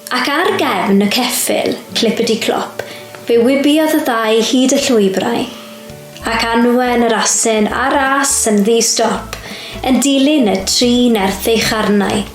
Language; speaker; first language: Welsh; native; Welsh